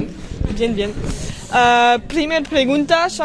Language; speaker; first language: Spanish; non-native, learner; French